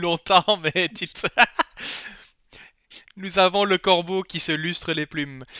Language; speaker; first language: French; native; French